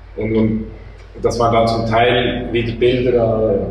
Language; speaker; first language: German; native; German